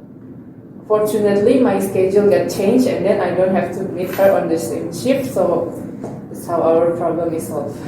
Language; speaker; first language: English; non-native, learner; Indonesian